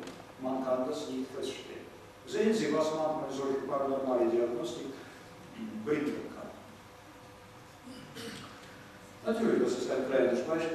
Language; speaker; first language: German; non-native, fluent; Russian